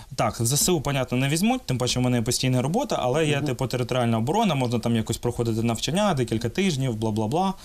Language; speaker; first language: Ukrainian; non-native, local second language; Russian